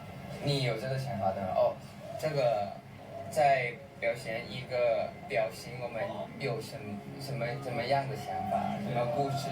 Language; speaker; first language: Chinese; non-native, learner; Thai